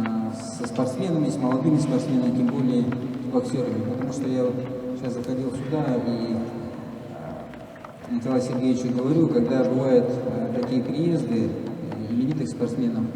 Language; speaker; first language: Russian; native; Russian